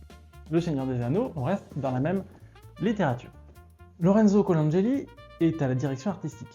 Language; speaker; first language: French; native; French